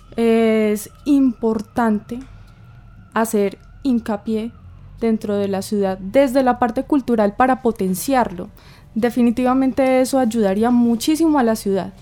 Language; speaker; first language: Spanish; native; Spanish